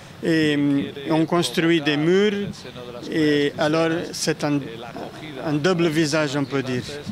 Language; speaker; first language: French; non-native, fluent; Spanish